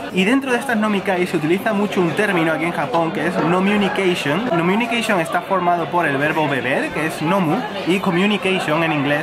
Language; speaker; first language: Spanish; native; Spanish